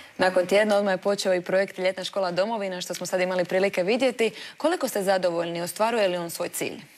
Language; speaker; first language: Croatian; native; Croatian